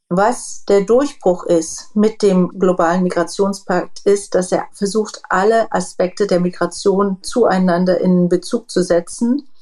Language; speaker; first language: German; native; German